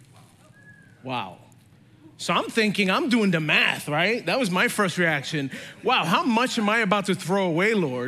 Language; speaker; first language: English; native; English